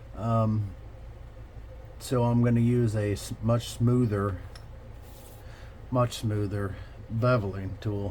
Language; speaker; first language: English; native; English